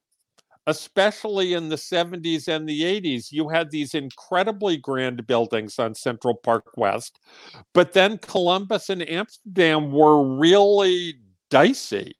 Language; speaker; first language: English; native; English